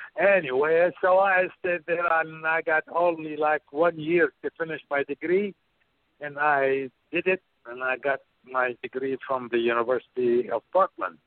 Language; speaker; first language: English; non-native, fluent; Arabic